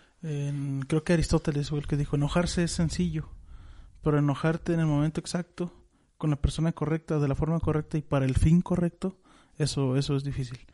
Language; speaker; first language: Spanish; native; Spanish